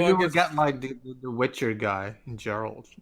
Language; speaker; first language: English; native; English